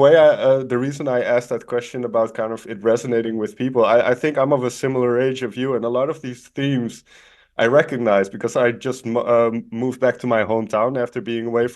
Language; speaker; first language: English; non-native, fluent; Dutch